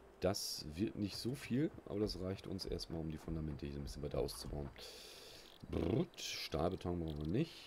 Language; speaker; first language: German; native; German